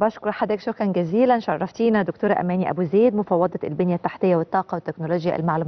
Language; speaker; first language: Arabic; native; Arabic